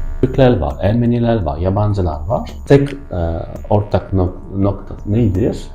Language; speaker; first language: Turkish; non-native, fluent; French